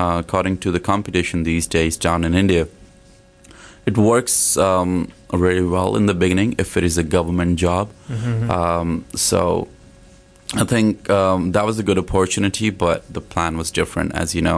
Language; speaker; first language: English; non-native, local second language; Punjabi